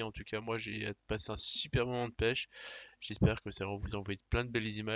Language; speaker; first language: French; native; French